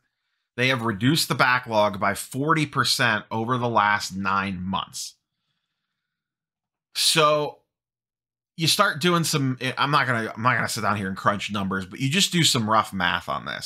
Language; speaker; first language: English; native; English